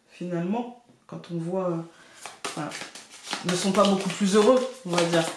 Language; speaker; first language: French; native; French